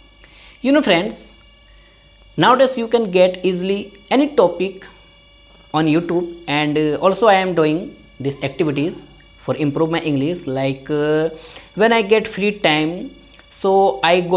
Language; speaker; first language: English; non-native, learner; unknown